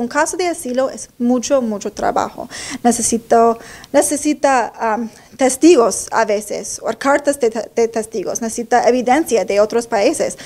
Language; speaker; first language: Spanish; non-native, learner; English